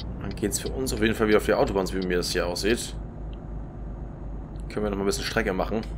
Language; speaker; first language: German; native; German